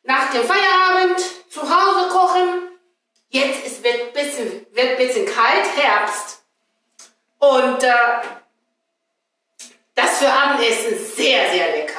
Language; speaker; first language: German; non-native, fluent; Chinese